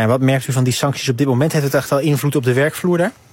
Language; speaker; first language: Dutch; native; Dutch